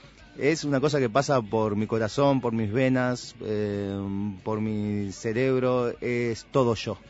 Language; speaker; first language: Spanish; native; Spanish